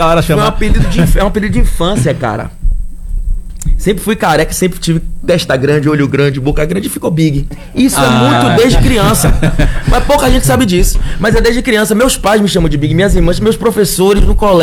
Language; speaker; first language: Portuguese; native; Portuguese